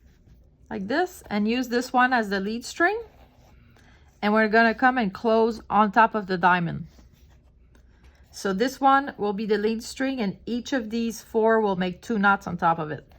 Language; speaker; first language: English; non-native, fluent; French